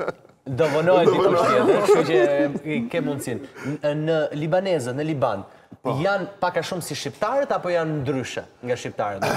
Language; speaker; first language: Albanian; native; Albanian